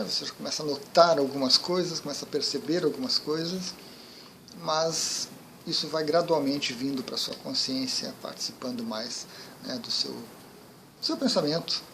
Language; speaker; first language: Portuguese; native; Portuguese